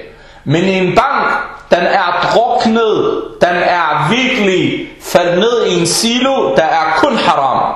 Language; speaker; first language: Danish; early bilingual, other home language; Arabic